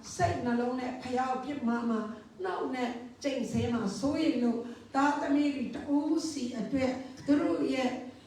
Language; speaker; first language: Burmese; non-native, local second language; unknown